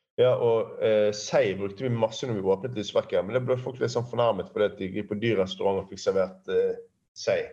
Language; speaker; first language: Norwegian; native; Norwegian